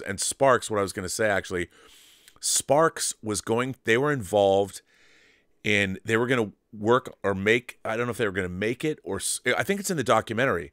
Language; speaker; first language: English; native; English